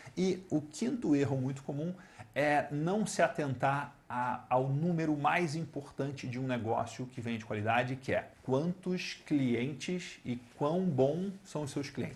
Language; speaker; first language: Portuguese; native; Portuguese